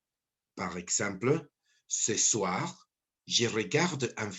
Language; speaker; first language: French; non-native, fluent; Spanish